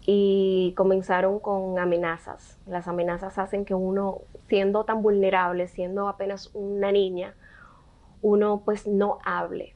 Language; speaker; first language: Spanish; native; Spanish